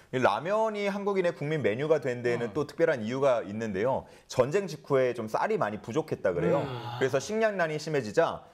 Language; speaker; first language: Korean; native; Korean